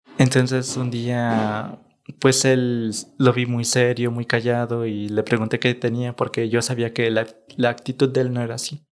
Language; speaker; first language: Spanish; native; Spanish